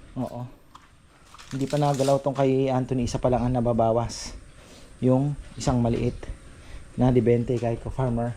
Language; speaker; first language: Filipino; native; Filipino